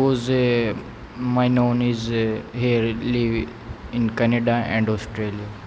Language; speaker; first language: English; non-native, learner; Haryanvi